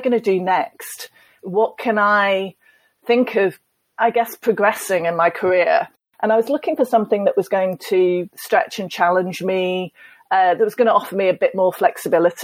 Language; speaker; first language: English; native; English